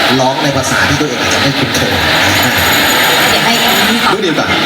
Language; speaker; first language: Thai; native; Thai